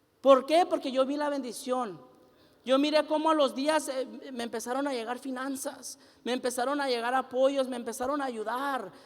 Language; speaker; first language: Spanish; early bilingual, heritage; Spanish